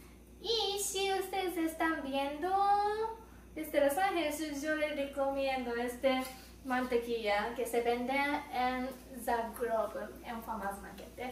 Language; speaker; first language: Spanish; non-native, learner; Japanese